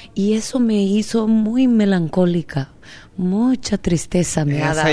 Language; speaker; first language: Spanish; native; Spanish